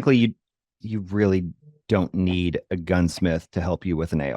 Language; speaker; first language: English; native; English